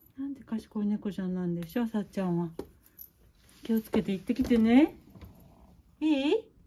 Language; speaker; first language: Japanese; native; Japanese